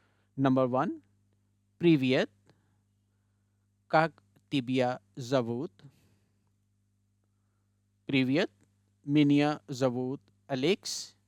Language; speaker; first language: Russian; non-native, learner; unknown